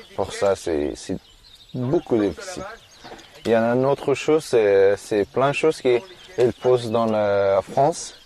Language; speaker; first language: French; non-native, learner; Persian